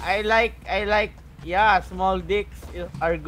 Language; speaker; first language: English; non-native, local second language; Filipino